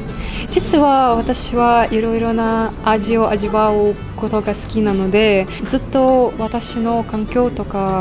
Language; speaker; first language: Japanese; non-native, fluent; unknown